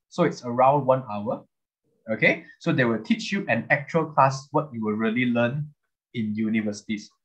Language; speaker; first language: English; non-native, local second language; Chinese